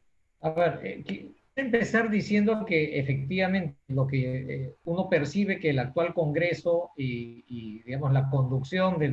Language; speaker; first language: Spanish; native; Spanish